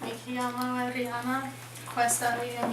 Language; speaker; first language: Italian; non-native, learner; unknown